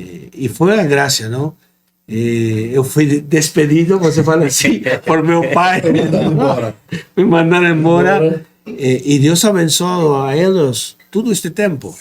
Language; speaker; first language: Portuguese; non-native, fluent; Spanish